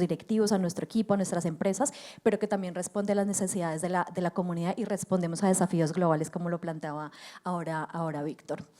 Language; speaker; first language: Spanish; native; Spanish